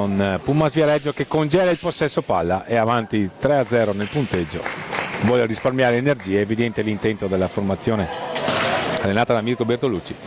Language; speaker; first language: Italian; native; Italian